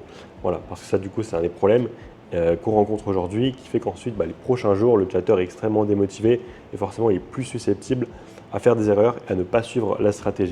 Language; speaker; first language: French; native; French